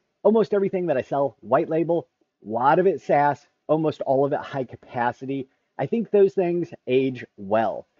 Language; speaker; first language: English; native; English